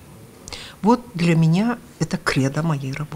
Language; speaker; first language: Russian; non-native, local second language; Karachay-Balkar